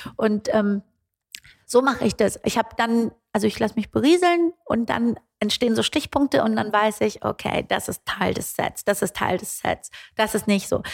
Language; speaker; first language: German; early bilingual, other home language; Persian